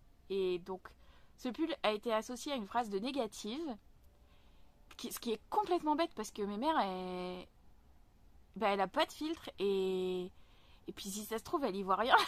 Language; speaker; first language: French; native; French